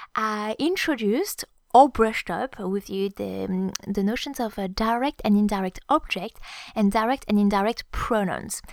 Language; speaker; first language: English; non-native, fluent; French